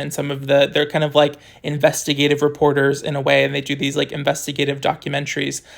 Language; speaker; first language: English; native; English